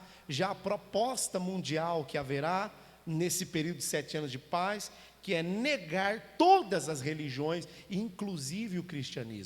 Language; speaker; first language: Portuguese; native; Portuguese